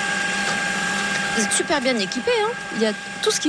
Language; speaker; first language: French; native; French